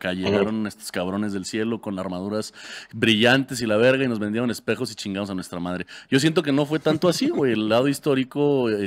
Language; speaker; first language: Spanish; native; Spanish